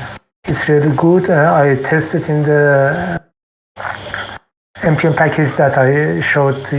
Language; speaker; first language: English; non-native, fluent; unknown